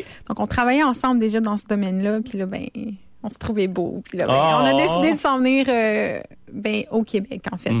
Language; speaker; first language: French; native; French